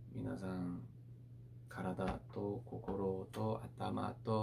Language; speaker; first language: Japanese; non-native, learner; Korean